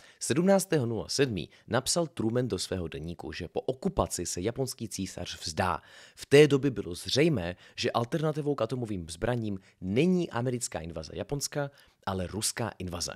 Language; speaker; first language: Czech; native; Czech